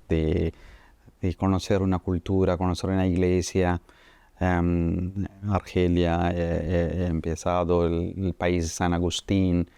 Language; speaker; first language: Spanish; non-native, fluent; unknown